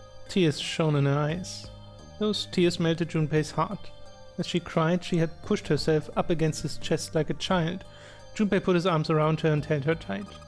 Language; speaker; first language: English; non-native, fluent; German